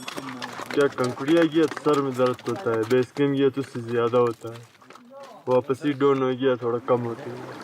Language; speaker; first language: Hindi; non-native, local second language; Balti